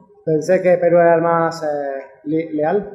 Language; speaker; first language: Spanish; native; Spanish